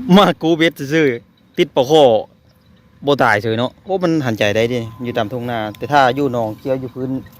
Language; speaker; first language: Thai; native; Thai